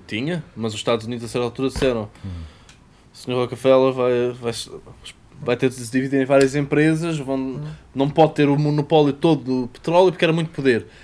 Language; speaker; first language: Portuguese; native; Portuguese